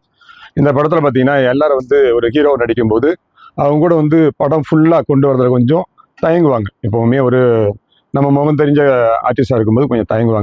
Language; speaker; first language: Tamil; native; Tamil